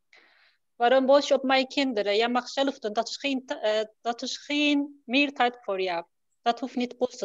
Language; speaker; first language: Dutch; non-native, learner; Turkish